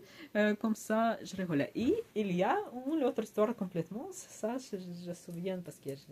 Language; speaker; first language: French; non-native, learner; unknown